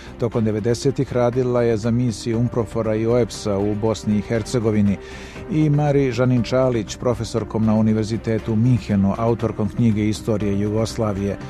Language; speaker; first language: Bosnian; native; Bosnian